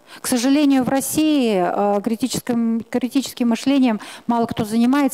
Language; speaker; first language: Russian; native; Russian